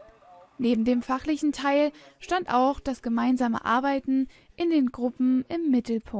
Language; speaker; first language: German; native; German